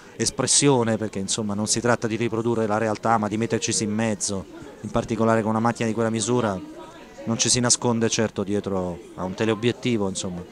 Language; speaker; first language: Italian; native; Italian